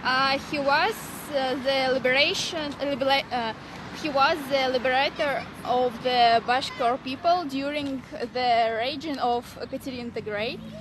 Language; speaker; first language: English; non-native, learner; Russian